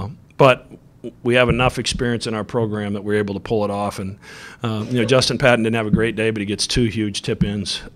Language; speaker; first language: English; native; English